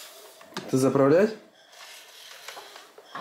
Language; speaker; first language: Russian; native; Russian